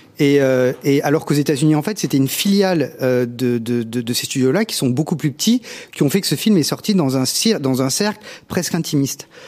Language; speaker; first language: French; native; French